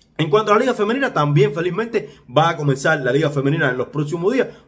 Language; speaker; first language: Spanish; native; Spanish